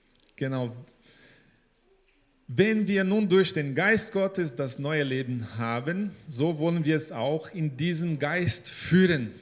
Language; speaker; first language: German; non-native, fluent; Portuguese